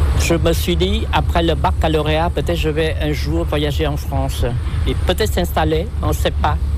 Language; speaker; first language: French; non-native, local second language; Vietnamese